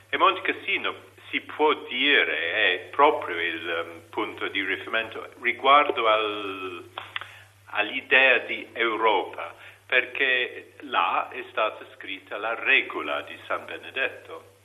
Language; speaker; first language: Italian; non-native, learner; English